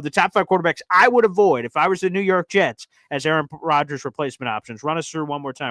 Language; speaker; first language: English; native; English